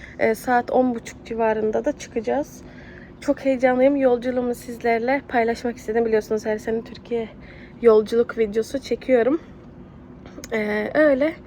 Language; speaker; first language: Turkish; early bilingual, heritage; Turkish